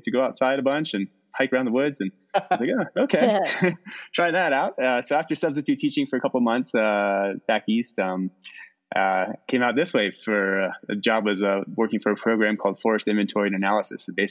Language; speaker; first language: English; native; English